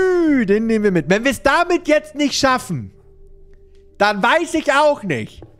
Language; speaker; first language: German; native; German